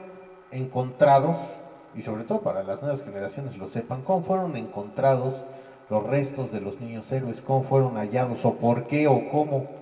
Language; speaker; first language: Spanish; native; Spanish